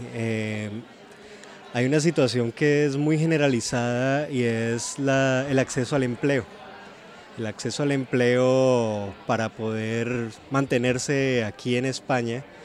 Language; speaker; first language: Spanish; native; Spanish